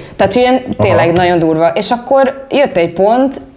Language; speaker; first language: Hungarian; early bilingual, heritage; Hungarian